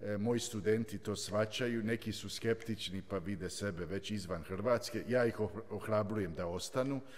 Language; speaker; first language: Croatian; early bilingual, heritage; Croatian